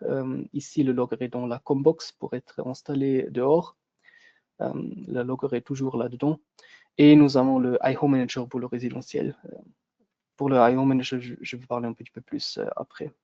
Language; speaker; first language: French; non-native, local second language; German